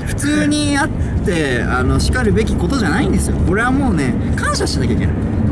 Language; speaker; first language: Japanese; native; Japanese